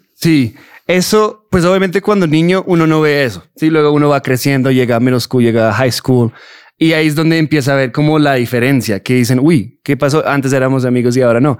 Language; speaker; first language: Spanish; early bilingual, heritage; Spanish